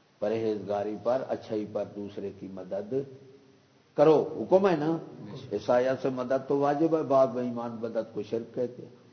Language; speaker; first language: Urdu; non-native, local second language; Punjabi